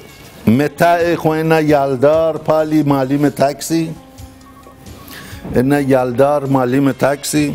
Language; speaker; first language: Greek; non-native, fluent; Persian